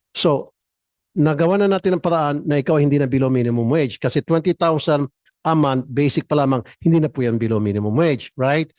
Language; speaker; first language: Filipino; native; Filipino